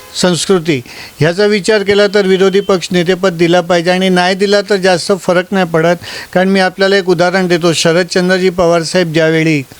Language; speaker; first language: Marathi; non-native, local second language; Gujarati